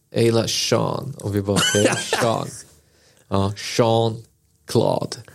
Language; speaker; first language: Swedish; early bilingual, other home language; Spanish